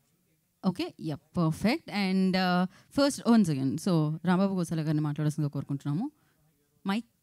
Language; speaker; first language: Telugu; native; Telugu